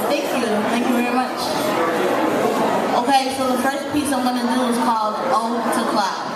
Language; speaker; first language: English; native; English